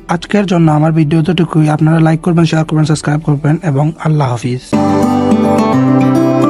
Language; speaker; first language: Bangla; non-native, local second language; Sylheti